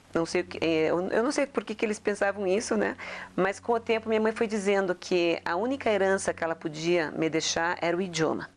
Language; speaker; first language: Portuguese; early bilingual, other home language; Spanish